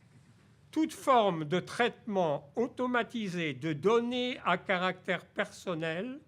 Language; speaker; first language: French; native; French